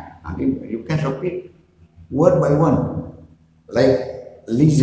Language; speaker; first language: English; non-native, learner; Indonesian